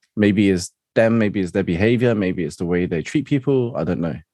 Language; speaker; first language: English; non-native, local second language; Cantonese